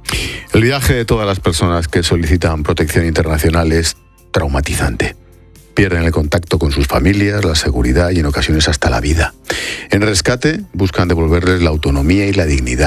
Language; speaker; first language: Spanish; native; Spanish